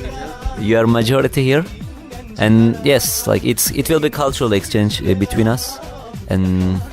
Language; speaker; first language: English; non-native, learner; Turkish